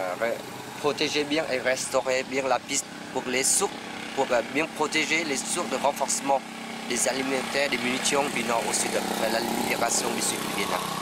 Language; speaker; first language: French; non-native, learner; Vietnamese